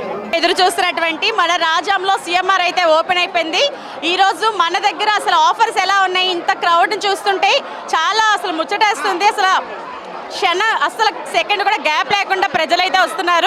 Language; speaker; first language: Telugu; native; Telugu